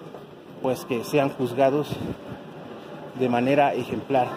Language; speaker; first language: Spanish; native; Spanish